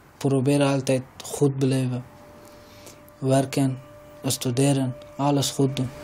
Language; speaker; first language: Dutch; non-native, learner; Persian